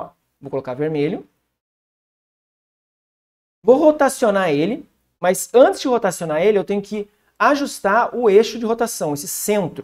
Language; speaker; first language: Portuguese; native; Portuguese